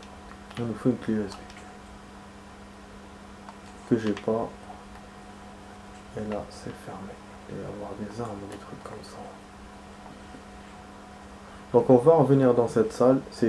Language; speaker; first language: French; native; French